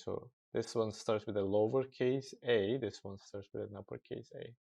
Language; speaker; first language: English; non-native, fluent; Turkish